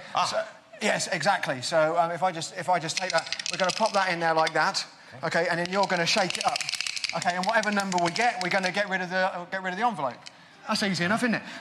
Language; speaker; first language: English; native; English